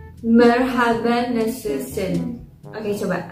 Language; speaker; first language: Turkish; non-native, learner; Indonesian